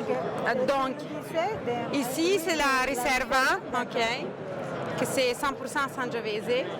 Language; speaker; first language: French; non-native, fluent; Italian